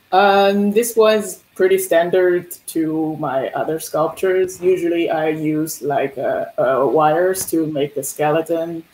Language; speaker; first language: English; non-native, fluent; Chinese